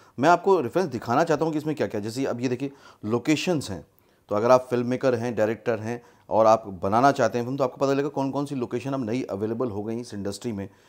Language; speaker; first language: Hindi; native; Hindi